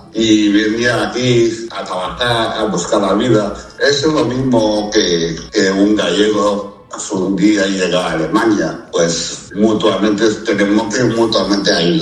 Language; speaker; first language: Spanish; non-native, fluent; Chinese